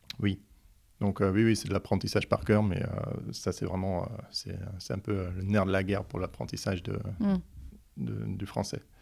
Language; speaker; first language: French; non-native, fluent; Dutch